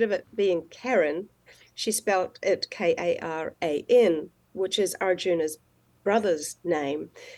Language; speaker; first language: English; native; English